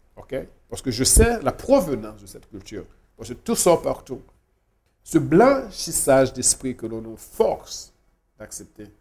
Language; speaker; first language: French; non-native, local second language; Haitian Creole